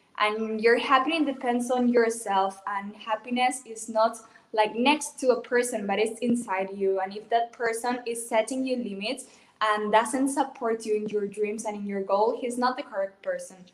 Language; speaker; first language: English; non-native, fluent; Spanish